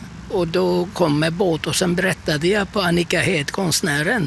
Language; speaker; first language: Swedish; non-native, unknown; Turkish